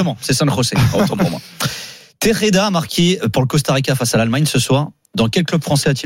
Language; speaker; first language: French; native; French